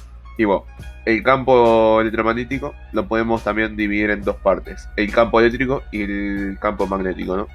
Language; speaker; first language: Spanish; native; Spanish